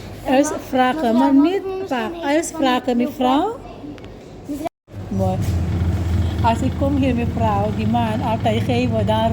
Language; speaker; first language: Dutch; non-native, learner; Filipino